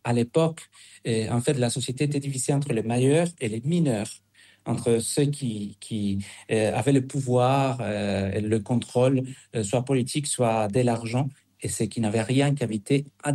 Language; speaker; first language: French; non-native, fluent; Spanish